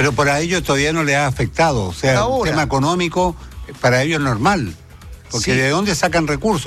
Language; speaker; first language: Spanish; native; Spanish